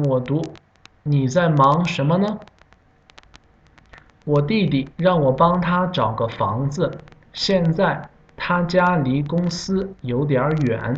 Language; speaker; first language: Chinese; non-native, fluent; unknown